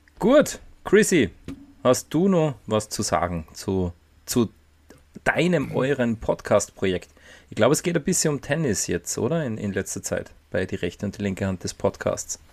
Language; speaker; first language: German; native; German